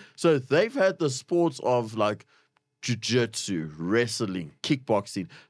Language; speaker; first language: English; native; English